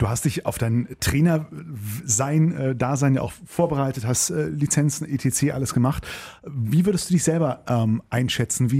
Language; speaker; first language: German; native; German